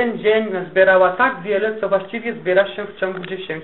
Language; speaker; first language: Polish; native; Polish